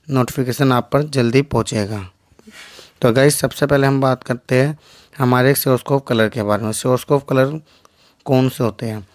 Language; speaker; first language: Hindi; native; Hindi